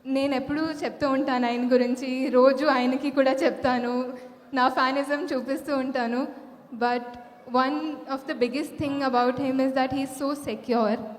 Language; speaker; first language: Telugu; non-native, fluent; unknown